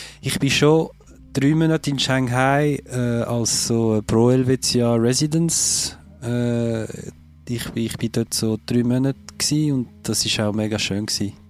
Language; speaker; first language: German; non-native, fluent; French